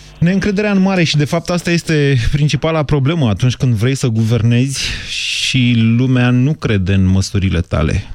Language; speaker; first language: Romanian; native; Romanian